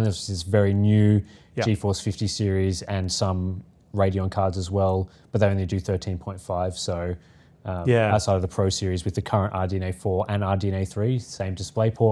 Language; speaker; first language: English; native; English